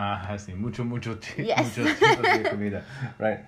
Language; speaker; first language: Spanish; non-native, learner; English